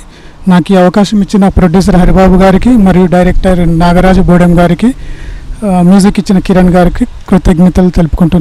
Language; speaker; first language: Telugu; native; Telugu